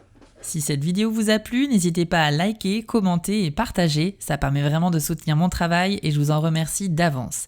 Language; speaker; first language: French; native; French